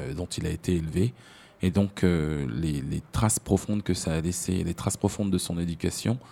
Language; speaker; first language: French; native; French